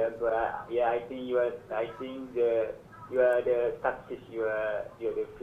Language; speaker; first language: English; non-native, learner; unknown